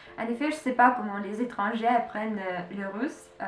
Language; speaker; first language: French; non-native, learner; Russian